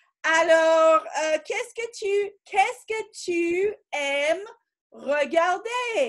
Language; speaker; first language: French; non-native, fluent; English